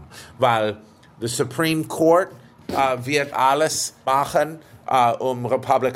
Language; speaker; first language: German; non-native, fluent; English